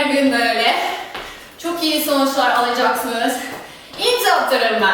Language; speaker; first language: Turkish; non-native, fluent; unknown